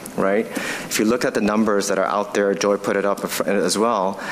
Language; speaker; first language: English; non-native, fluent; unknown